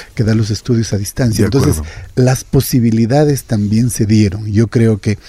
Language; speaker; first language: Spanish; native; Spanish